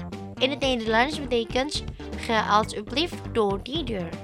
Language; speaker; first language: Dutch; non-native, learner; Indonesian